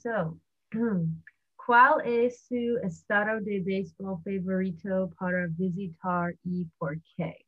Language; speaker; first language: Spanish; non-native, learner; English